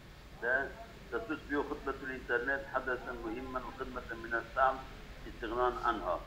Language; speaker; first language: Arabic; non-native, fluent; Turkish